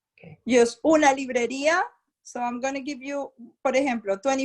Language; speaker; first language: Spanish; non-native, fluent; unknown